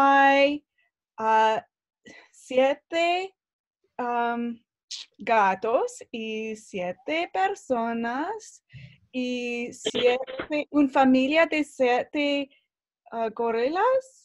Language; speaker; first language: Spanish; non-native, learner; English